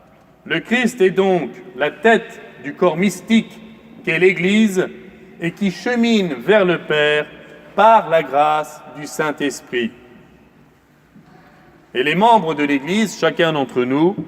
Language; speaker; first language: French; native; French